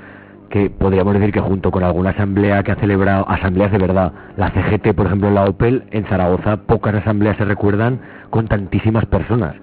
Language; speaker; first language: Spanish; native; Spanish